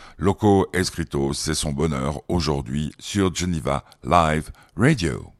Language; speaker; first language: French; native; French